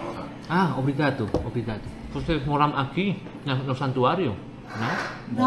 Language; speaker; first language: Portuguese; non-native, learner; Indonesian